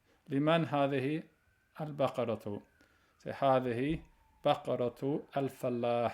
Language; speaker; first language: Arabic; non-native, fluent; English